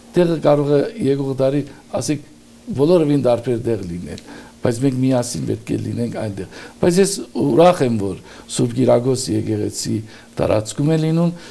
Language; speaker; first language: Armenian; early bilingual, heritage; Armenian